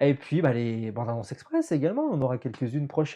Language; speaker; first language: French; native; French